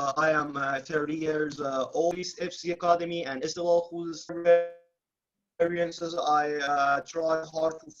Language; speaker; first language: English; non-native, learner; Persian